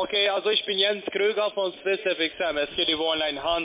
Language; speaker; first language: German; non-native, learner; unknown